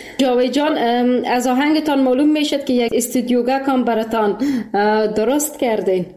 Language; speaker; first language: Persian; native; Persian